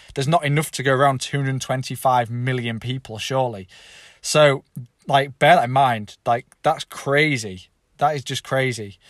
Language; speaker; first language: English; native; English